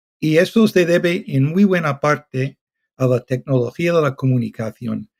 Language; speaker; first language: Spanish; non-native, fluent; English